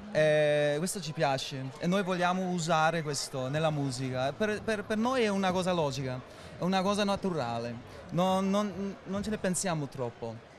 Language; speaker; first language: Italian; early bilingual, heritage; Italian